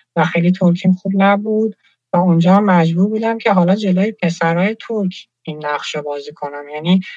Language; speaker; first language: Persian; native; Persian